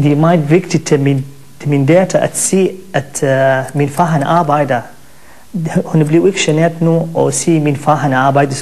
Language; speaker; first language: Danish; non-native, learner; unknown